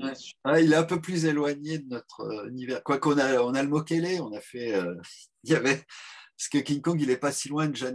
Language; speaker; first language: French; native; French